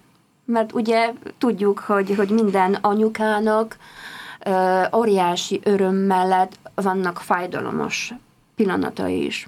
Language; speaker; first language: Hungarian; non-native, fluent; Polish